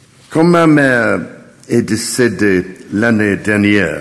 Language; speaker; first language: French; non-native, fluent; English